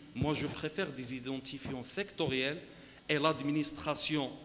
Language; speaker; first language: French; non-native, local second language; Arabic